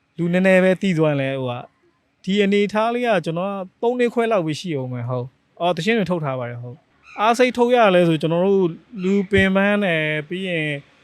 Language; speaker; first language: Burmese; native; Burmese